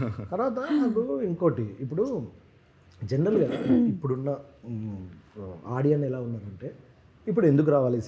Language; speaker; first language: Telugu; native; Telugu